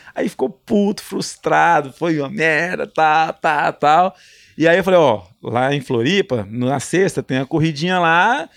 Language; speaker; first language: Portuguese; native; Portuguese